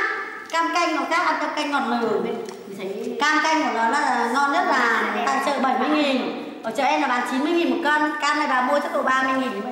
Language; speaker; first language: Vietnamese; native; Vietnamese